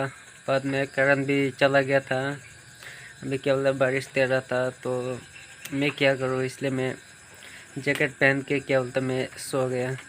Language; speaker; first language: Hindi; non-native, local second language; Santali